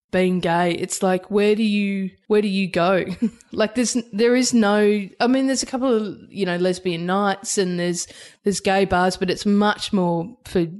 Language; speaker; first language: English; native; English